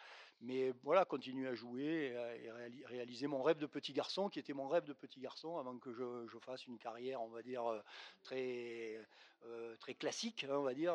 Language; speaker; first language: French; native; French